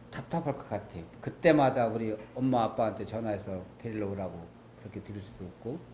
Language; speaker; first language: Korean; native; Korean